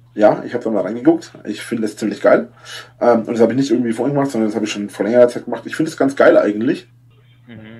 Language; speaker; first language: German; native; German